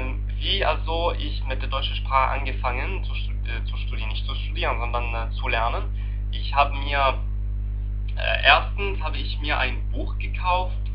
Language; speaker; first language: German; non-native, learner; Arabic